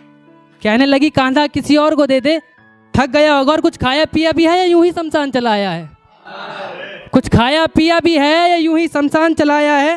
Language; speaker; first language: Hindi; native; Hindi